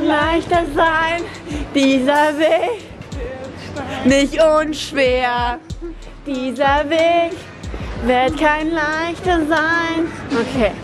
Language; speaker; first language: German; early bilingual, heritage; German